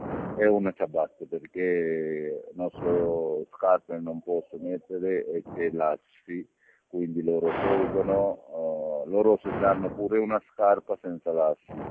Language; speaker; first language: Italian; non-native, learner; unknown